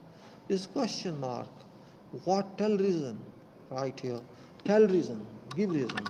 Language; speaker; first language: English; non-native, local second language; Hindi